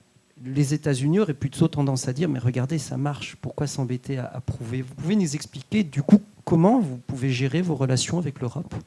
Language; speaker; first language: French; native; French